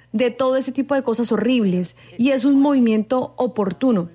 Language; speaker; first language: Spanish; non-native, fluent; English